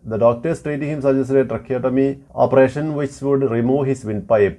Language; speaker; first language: English; non-native, local second language; Malayalam